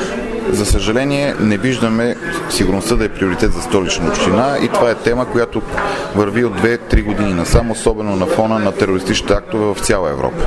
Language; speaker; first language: Bulgarian; native; Bulgarian